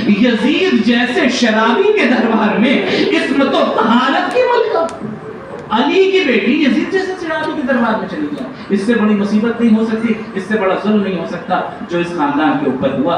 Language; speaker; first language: Urdu; native; Urdu